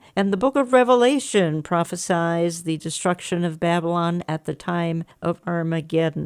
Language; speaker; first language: English; native; English